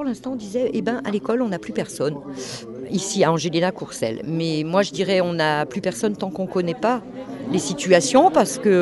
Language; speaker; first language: French; native; French